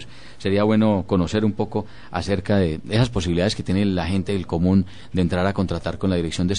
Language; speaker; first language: Spanish; native; Spanish